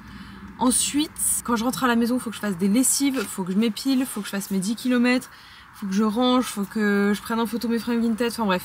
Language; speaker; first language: French; native; French